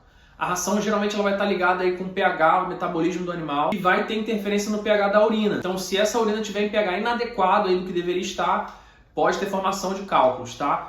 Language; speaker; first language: Portuguese; native; Portuguese